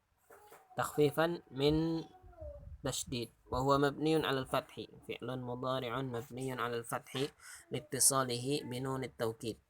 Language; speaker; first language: Arabic; non-native, fluent; Indonesian